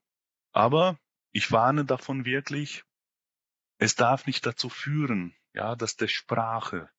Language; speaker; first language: German; non-native, fluent; Hungarian